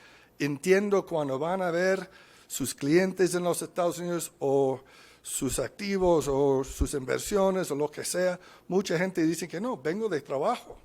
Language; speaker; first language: Spanish; non-native, fluent; English